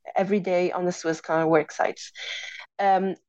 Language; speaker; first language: English; non-native, fluent; Italian